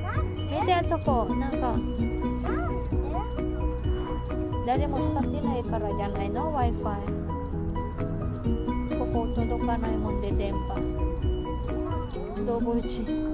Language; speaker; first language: Japanese; non-native, fluent; Filipino